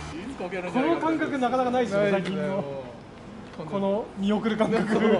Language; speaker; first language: Japanese; native; Japanese